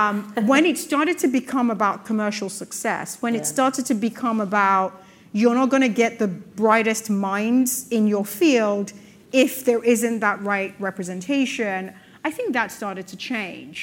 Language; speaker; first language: English; non-native, local second language; Yoruba